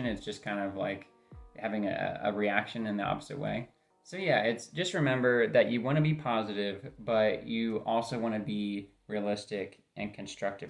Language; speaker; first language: English; native; English